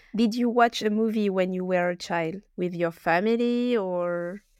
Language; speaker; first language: English; non-native, learner; French